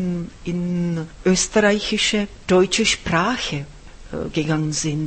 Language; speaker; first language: German; non-native, fluent; Czech